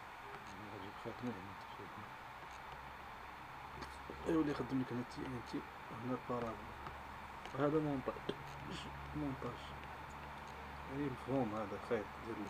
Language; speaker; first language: Arabic; native; Arabic